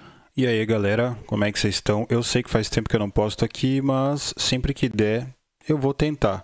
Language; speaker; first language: Portuguese; native; Portuguese